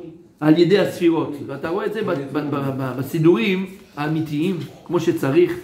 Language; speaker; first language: Hebrew; non-native, fluent; French